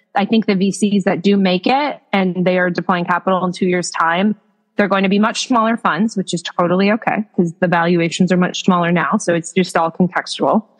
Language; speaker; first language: English; native; English